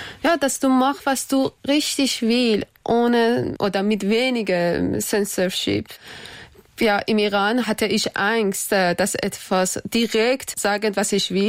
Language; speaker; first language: German; non-native, learner; Persian